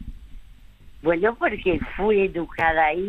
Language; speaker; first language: Spanish; early bilingual, other home language; French